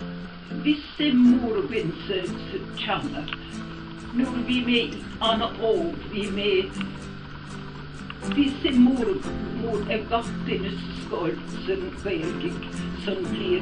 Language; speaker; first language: Irish; non-native, local second language; English